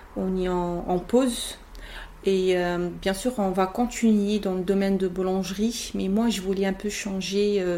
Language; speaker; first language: French; non-native, local second language; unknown